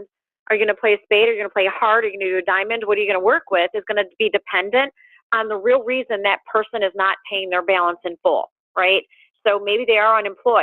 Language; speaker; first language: English; native; English